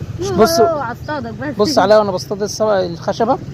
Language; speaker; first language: Arabic; native; Arabic